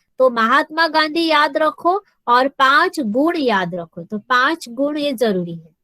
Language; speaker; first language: Hindi; non-native, local second language; Marathi